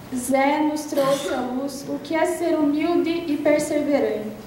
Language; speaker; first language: Portuguese; native; Portuguese